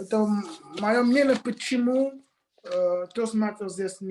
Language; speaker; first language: Russian; non-native, fluent; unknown